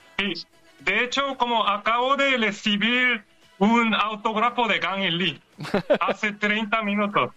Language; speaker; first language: Spanish; non-native, learner; Korean